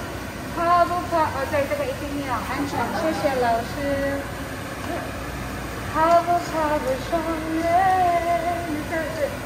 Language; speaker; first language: Chinese; non-native, learner; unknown